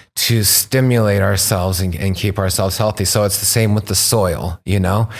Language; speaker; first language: English; native; English